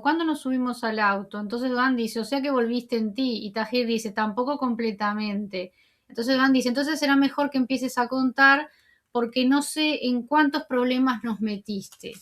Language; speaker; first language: Spanish; native; Spanish